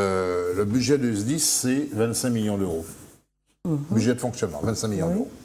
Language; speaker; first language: French; native; French